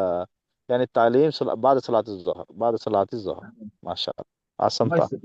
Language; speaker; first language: Arabic; non-native, learner; Urdu